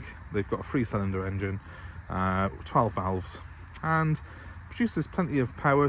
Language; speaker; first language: English; native; English